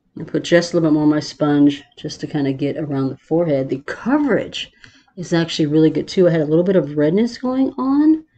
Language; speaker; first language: English; native; English